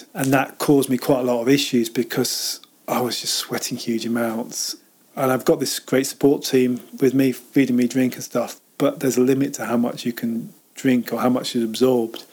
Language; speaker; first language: English; native; English